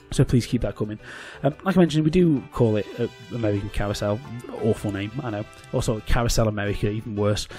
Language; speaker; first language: English; native; English